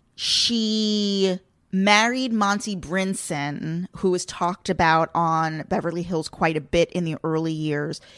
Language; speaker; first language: English; native; English